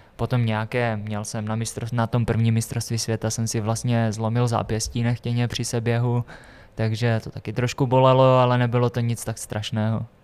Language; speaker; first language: Czech; native; Czech